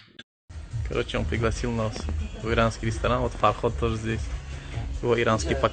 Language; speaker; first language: Russian; non-native, local second language; Tajik